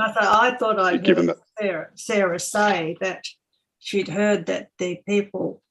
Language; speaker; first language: English; native; English